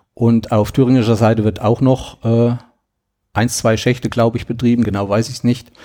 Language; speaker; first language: German; native; German